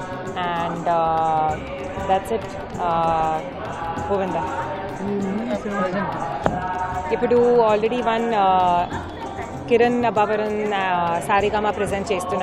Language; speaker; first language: Telugu; non-native, learner; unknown